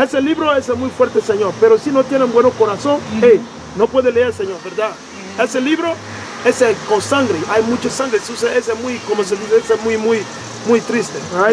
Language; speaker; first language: Spanish; non-native, learner; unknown